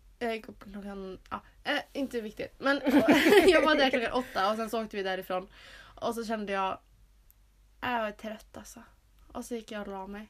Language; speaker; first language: Swedish; native; Swedish